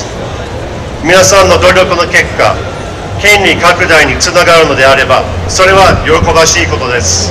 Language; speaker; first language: Japanese; non-native, fluent; English